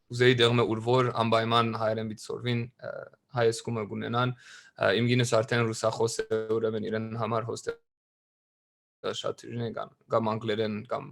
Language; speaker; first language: Armenian; early bilingual, other home language; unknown